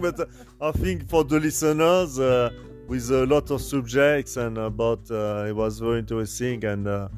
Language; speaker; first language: English; non-native, learner; French